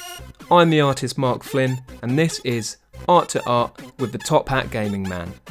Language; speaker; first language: English; native; English